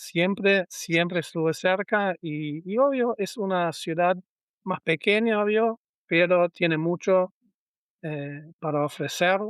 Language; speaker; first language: Spanish; non-native, learner; German